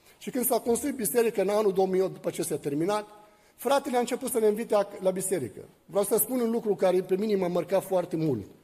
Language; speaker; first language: Romanian; non-native, fluent; Arabic